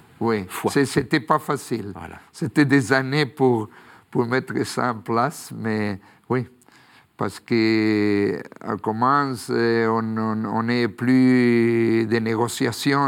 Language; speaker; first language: French; non-native, fluent; Spanish